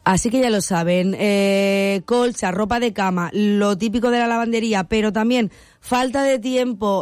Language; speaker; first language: Spanish; native; Spanish